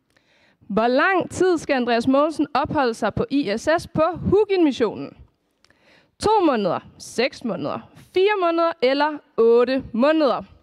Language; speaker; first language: Danish; native; Danish